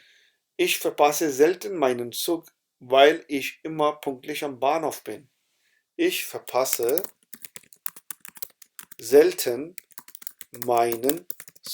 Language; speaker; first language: German; non-native, fluent; Urdu